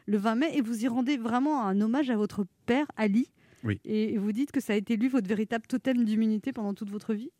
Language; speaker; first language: French; native; French